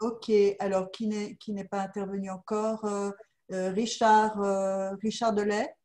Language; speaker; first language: French; native; French